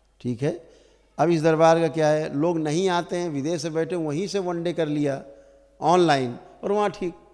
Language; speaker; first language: Hindi; native; Hindi